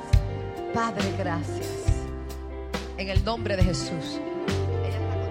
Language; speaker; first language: Spanish; native; Spanish